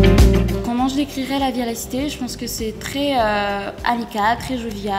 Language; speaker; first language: French; native; French